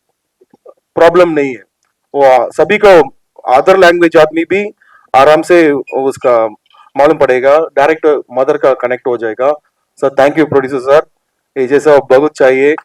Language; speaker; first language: Hindi; non-native, local second language; Telugu